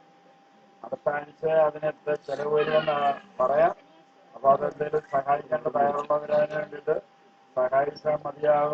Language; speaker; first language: Malayalam; native; Malayalam